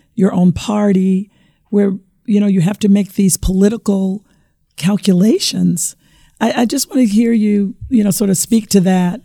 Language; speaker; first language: English; native; English